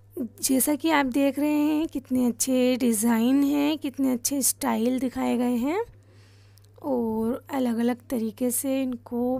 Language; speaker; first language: Hindi; native; Hindi